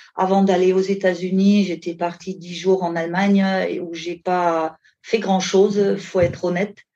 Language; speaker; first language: French; non-native, fluent; German